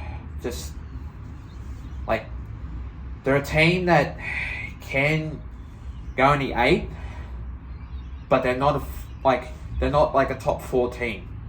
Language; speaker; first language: English; native; English